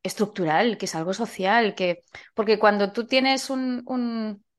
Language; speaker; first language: Spanish; non-native, local second language; Catalan